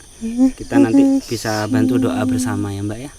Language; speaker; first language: Indonesian; native; Indonesian